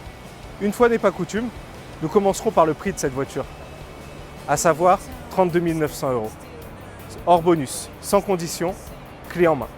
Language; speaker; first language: French; native; French